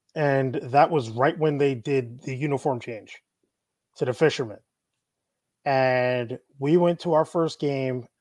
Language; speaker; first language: English; native; English